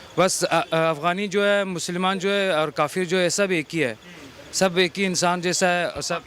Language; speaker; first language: Hindi; non-native, fluent; Pashto